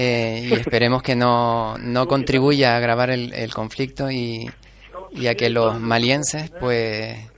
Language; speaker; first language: Spanish; native; Spanish